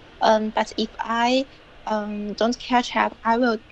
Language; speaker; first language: English; non-native, learner; Chinese